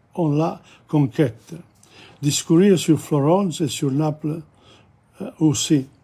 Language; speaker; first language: French; non-native, learner; English